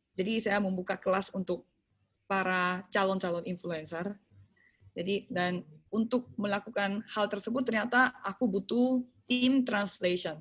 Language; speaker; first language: Indonesian; early bilingual, other home language; Korean